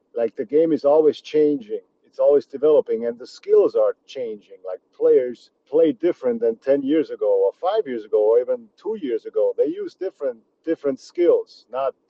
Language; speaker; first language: English; early bilingual, other home language; Czech